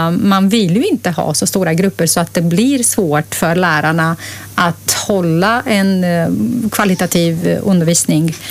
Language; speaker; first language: Swedish; non-native, fluent; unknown